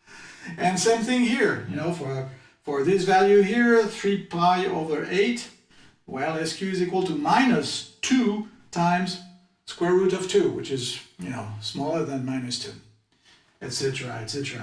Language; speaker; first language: English; non-native, fluent; French